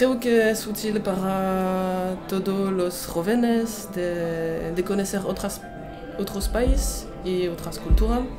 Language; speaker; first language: Spanish; non-native, learner; French